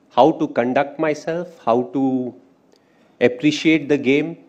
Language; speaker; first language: English; non-native, local second language; Hindi